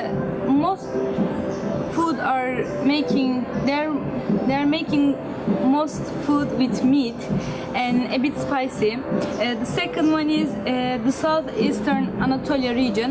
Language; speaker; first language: English; non-native, learner; Turkish